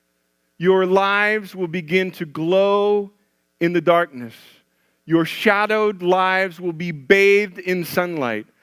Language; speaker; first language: English; native; English